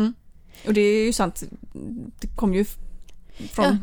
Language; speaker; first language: Swedish; native; Swedish